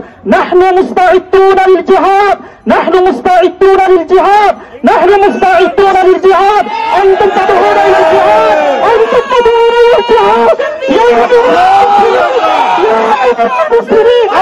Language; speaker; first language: Arabic; non-native, fluent; Bangla